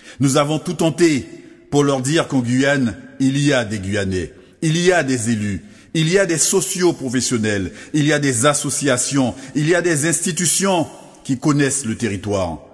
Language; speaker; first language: French; native; French